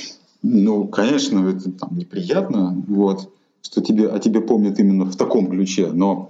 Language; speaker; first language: Russian; native; Russian